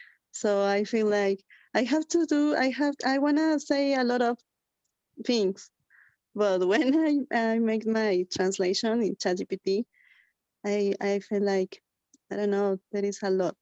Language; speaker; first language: English; non-native, learner; Spanish